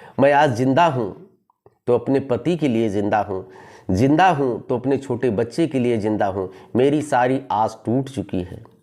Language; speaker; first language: Hindi; native; Hindi